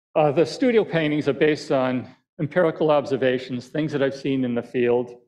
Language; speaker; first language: English; native; English